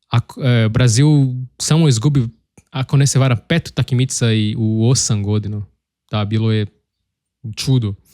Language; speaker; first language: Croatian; non-native, learner; Portuguese